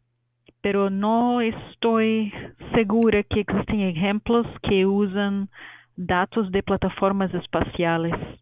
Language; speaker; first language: Spanish; non-native, fluent; Portuguese